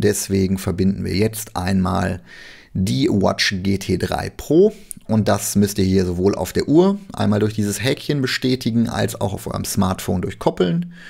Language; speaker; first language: German; native; German